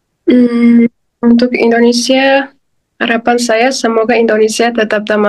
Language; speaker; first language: Indonesian; non-native, fluent; Uzbek